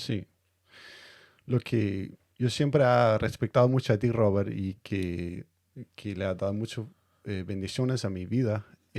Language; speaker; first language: Spanish; non-native, fluent; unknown